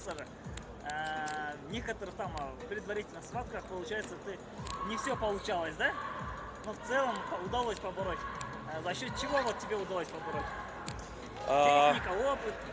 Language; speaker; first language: Russian; native; Russian